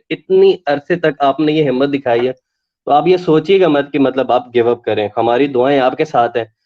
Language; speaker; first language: Urdu; native; Urdu